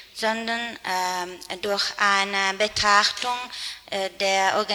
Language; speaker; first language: German; non-native, fluent; Italian